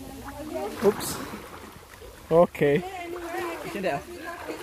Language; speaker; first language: English; non-native, learner; Indonesian